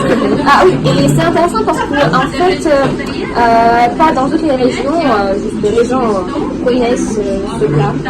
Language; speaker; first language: French; non-native, fluent; Russian